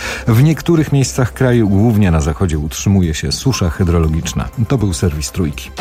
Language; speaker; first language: Polish; native; Polish